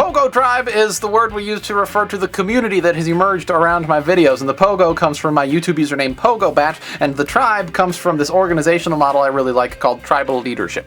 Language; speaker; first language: English; native; English